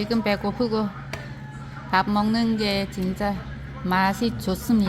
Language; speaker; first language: Korean; non-native, learner; Vietnamese